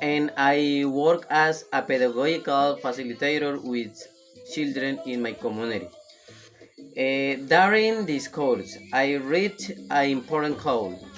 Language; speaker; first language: English; non-native, learner; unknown